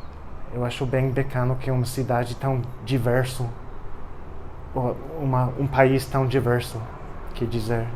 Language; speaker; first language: Portuguese; non-native, fluent; English